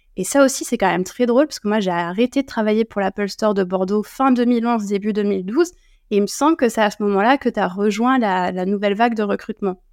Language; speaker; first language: French; native; French